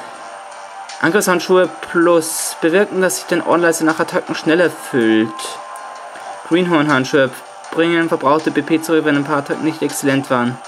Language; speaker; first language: German; native; German